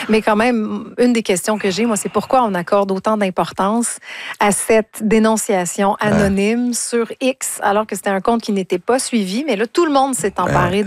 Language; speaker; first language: French; native; French